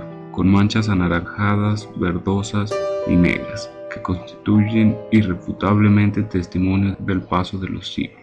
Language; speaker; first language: Spanish; native; Spanish